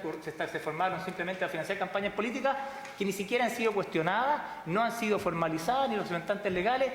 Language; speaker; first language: Spanish; native; Spanish